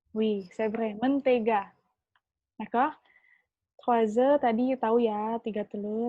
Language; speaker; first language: French; non-native, fluent; Indonesian